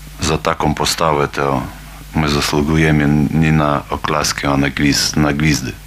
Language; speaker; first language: Polish; non-native, learner; Lithuanian